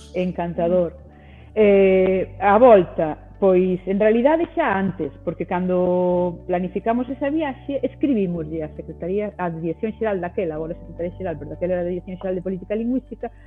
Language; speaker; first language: Galician; native; Galician